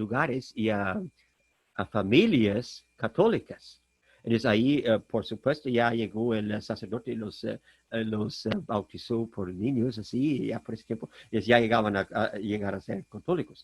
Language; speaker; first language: Spanish; non-native, fluent; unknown